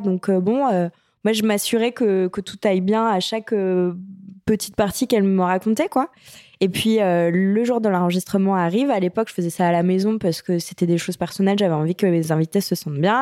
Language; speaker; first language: French; native; French